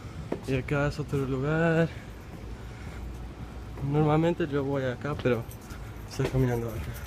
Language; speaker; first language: Spanish; early bilingual, other home language; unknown